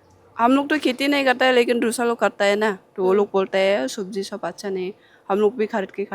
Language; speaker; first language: Hindi; non-native, local second language; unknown